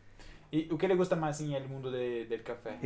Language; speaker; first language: Spanish; non-native, learner; Portuguese